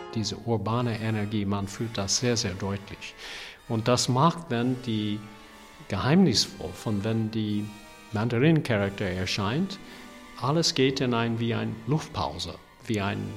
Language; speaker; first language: German; non-native, fluent; English